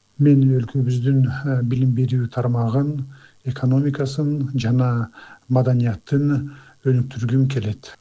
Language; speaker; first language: Kyrgyz; non-native, local second language; Azerbaijani